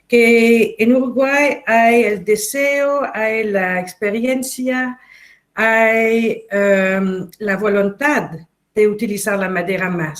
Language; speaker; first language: Spanish; non-native, fluent; French